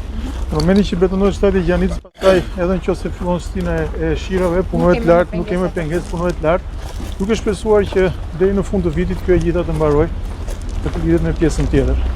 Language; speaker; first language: Albanian; native; Albanian